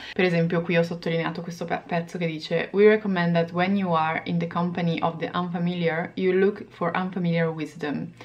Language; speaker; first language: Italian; native; Italian